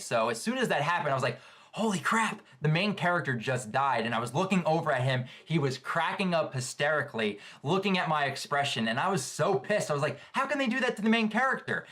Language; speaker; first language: English; native; English